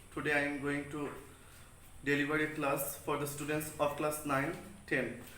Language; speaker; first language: English; non-native, local second language; Bangla